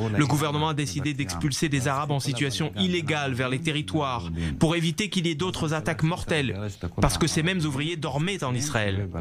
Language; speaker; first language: French; non-native, fluent; Arabic